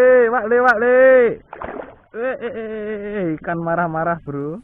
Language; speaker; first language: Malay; non-native, local second language; Javanese